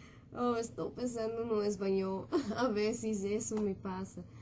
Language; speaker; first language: Portuguese; non-native, learner; English